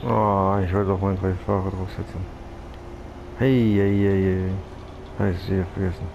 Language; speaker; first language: German; native; German